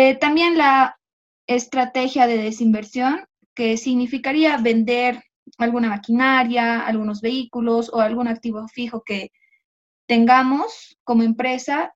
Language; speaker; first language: Spanish; native; Spanish